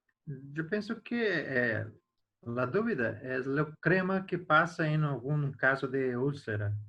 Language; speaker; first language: Spanish; non-native, learner; Portuguese